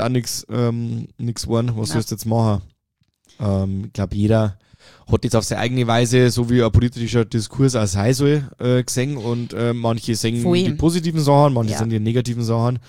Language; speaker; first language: German; native; German